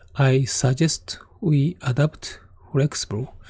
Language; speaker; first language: English; non-native, learner; Japanese